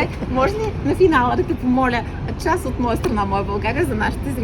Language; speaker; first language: Bulgarian; native; Bulgarian